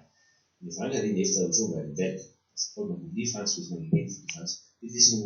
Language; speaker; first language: Danish; native; Danish